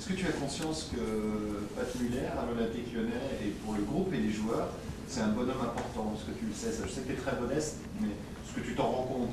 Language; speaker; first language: French; native; French